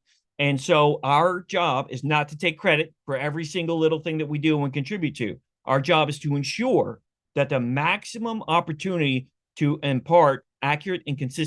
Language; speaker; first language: English; native; English